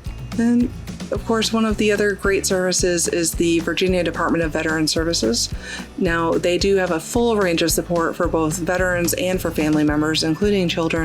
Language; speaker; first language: English; native; English